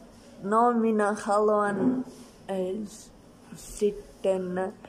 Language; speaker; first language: Finnish; non-native, learner; Russian